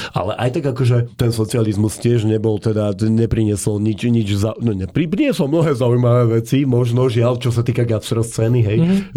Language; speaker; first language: Slovak; native; Slovak